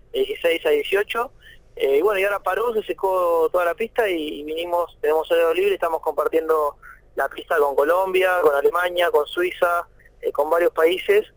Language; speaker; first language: Spanish; native; Spanish